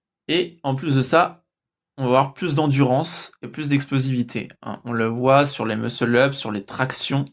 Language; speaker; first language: French; native; French